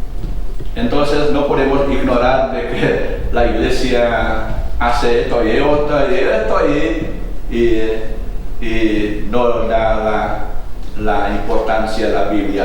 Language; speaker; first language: Spanish; non-native, fluent; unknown